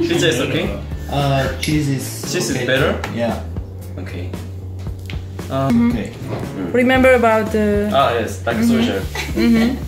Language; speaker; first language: English; non-native, learner; Armenian